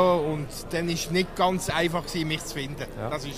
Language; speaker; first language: German; native; German